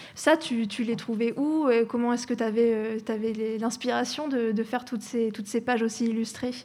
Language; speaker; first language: French; native; French